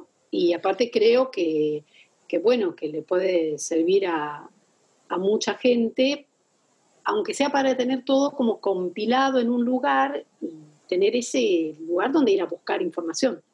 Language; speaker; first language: Spanish; non-native, fluent; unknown